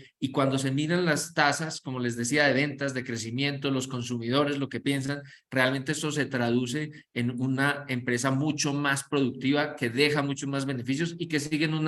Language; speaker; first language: Spanish; native; Spanish